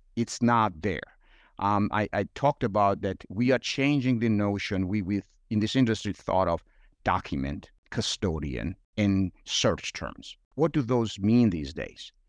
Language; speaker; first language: English; non-native, fluent; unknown